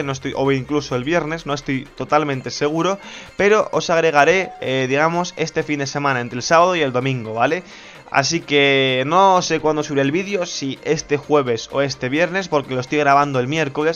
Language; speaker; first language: Spanish; native; Spanish